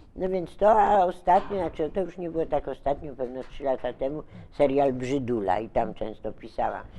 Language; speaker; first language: Polish; native; Polish